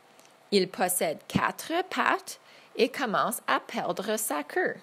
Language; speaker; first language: French; non-native, fluent; English